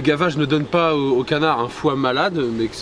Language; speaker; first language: French; native; French